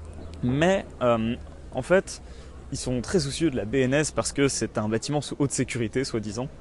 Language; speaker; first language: French; native; French